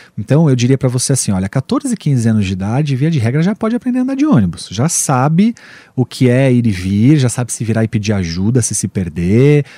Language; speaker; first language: Portuguese; native; Portuguese